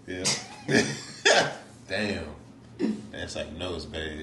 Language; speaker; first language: English; native; English